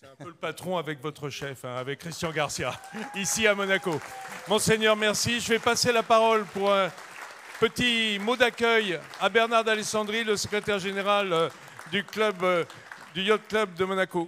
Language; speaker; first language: French; native; French